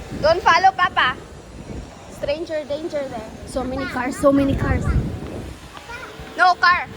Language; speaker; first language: English; non-native, local second language; Filipino